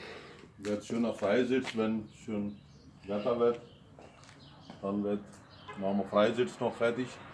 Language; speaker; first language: German; non-native, fluent; Punjabi